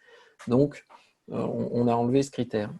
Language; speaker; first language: French; native; French